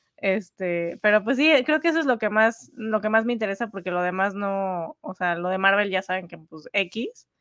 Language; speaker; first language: Spanish; native; Spanish